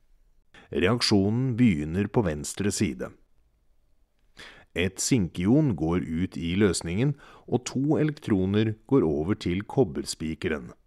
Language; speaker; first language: Norwegian; native; Norwegian